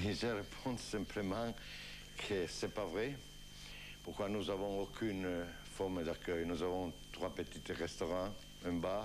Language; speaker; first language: French; non-native, fluent; Italian